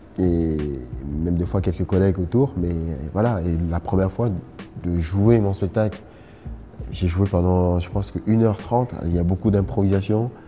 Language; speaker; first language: French; early bilingual, other home language; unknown